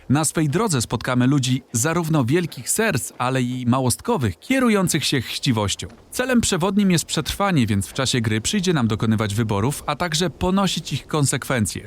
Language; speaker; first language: Polish; native; Polish